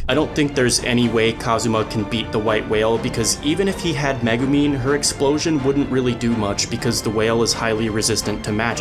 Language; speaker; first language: English; native; English